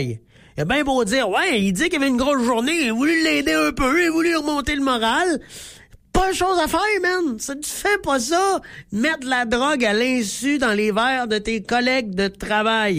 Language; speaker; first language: French; native; French